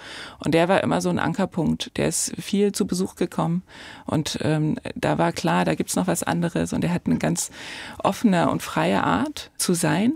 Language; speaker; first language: German; native; German